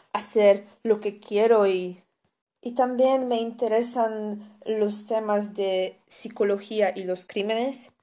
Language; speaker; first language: Spanish; non-native, fluent; Polish